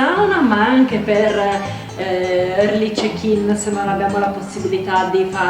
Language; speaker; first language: Italian; native; Italian